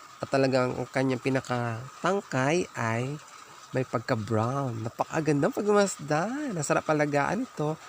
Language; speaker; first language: Filipino; native; Filipino